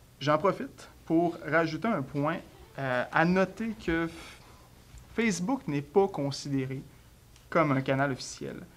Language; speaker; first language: French; native; French